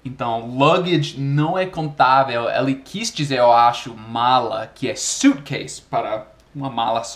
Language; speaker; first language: Portuguese; non-native, fluent; English